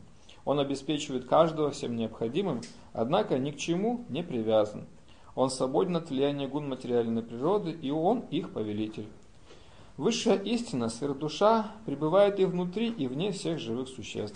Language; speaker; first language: Russian; native; Russian